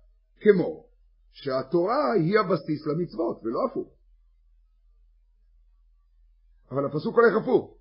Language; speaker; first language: Hebrew; native; Hebrew